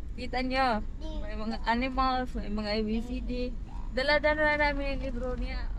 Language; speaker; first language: Filipino; non-native, local second language; Cebuano